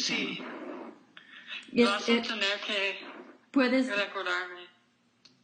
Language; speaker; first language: Spanish; non-native, learner; English